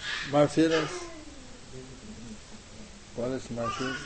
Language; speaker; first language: Spanish; non-native, learner; English